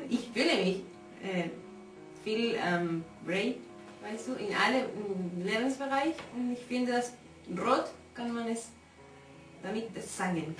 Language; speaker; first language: German; non-native, learner; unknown